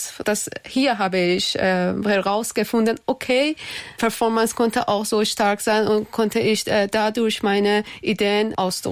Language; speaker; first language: German; non-native, learner; Persian